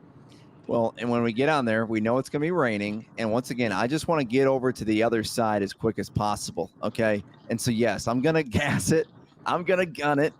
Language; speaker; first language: English; native; English